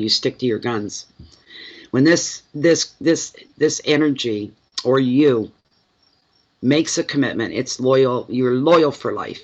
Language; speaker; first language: English; native; English